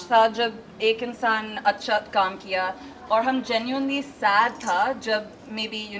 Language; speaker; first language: Hindi; non-native, local second language; English